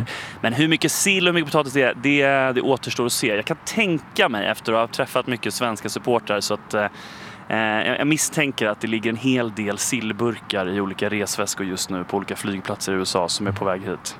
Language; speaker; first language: Swedish; native; Swedish